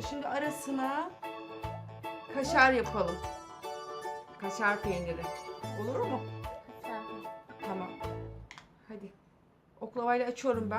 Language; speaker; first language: Turkish; native; Turkish